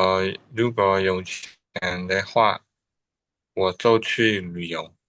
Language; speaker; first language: Chinese; non-native, learner; Burmese